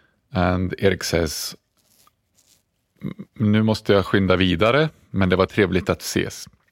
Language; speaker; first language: Swedish; native; Swedish